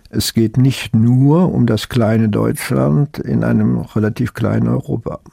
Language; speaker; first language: German; native; German